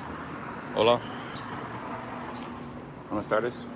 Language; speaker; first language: Spanish; non-native, learner; English